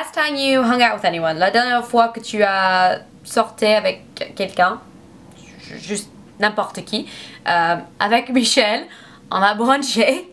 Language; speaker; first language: French; non-native, learner; English